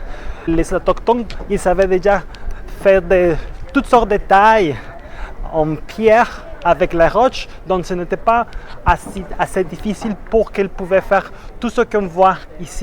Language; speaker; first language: French; non-native, fluent; Spanish